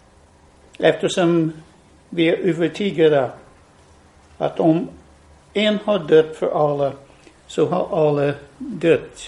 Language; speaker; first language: Swedish; non-native, fluent; English